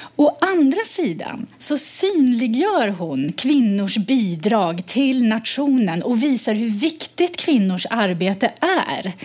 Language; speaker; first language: Swedish; native; Swedish